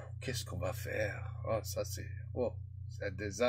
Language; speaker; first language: French; non-native, learner; English